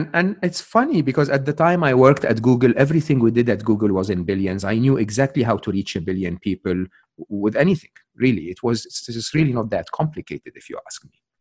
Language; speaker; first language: English; non-native, fluent; Arabic